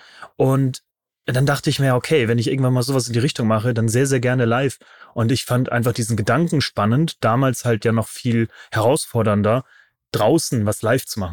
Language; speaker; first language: German; native; German